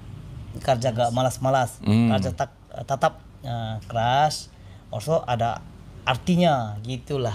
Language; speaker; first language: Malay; non-native, learner; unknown